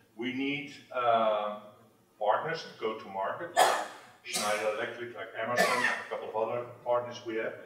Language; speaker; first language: English; non-native, fluent; Dutch